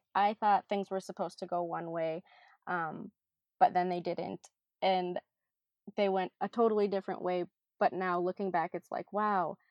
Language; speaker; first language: English; native; English